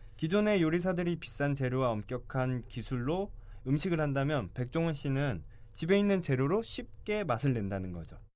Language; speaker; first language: Korean; native; Korean